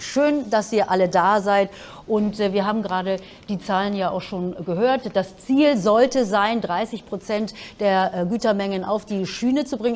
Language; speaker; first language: German; native; German